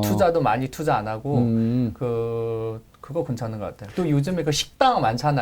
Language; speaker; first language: Korean; non-native, learner; Chinese